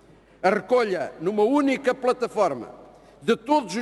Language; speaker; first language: Portuguese; native; Portuguese